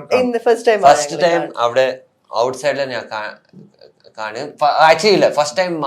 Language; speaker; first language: Malayalam; non-native, learner; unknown